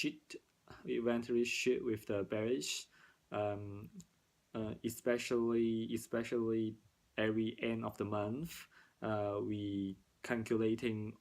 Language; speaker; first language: English; non-native, learner; Cantonese